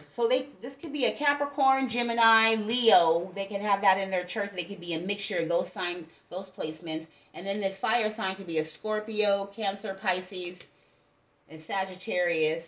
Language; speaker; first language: English; native; English